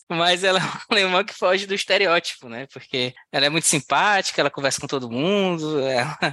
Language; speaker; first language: Portuguese; native; Portuguese